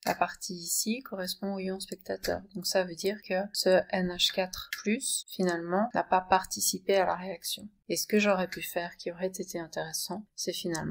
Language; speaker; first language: French; native; French